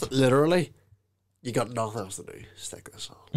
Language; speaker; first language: English; native; English